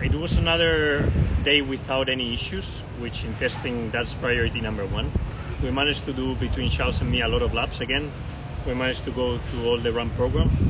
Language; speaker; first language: English; non-native, fluent; Spanish